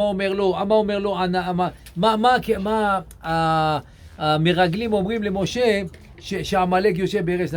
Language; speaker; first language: Hebrew; non-native, fluent; French